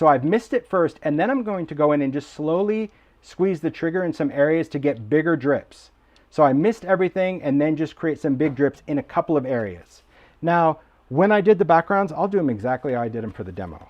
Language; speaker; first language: English; native; English